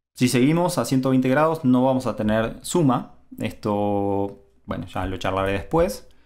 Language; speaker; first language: Spanish; native; Spanish